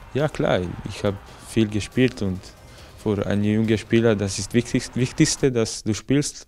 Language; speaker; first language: German; non-native, learner; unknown